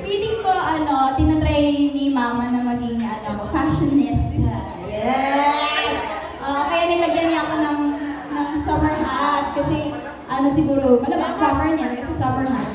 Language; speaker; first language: Filipino; native; Filipino